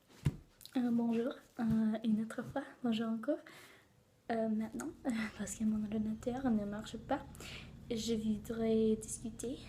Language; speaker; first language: French; non-native, learner; English